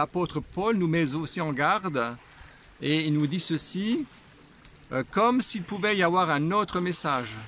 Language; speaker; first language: French; native; French